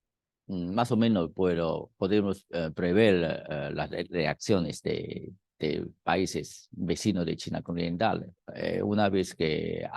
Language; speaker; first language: Spanish; non-native, fluent; Chinese